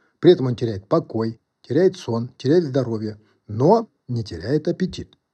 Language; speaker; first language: Russian; non-native, local second language; Kazakh